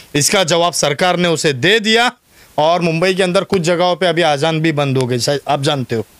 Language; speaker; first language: Hindi; non-native, local second language; Urdu